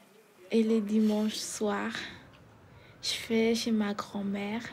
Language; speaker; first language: French; non-native, local second language; Malagasy